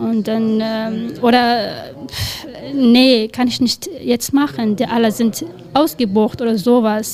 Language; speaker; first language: German; non-native, learner; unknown